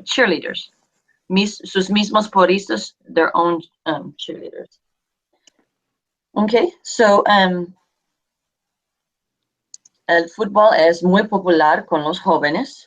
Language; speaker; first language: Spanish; non-native, fluent; English